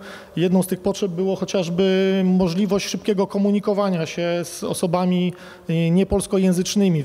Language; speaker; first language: Polish; native; Polish